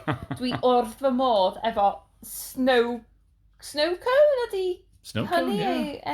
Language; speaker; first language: Welsh; non-native, learner; English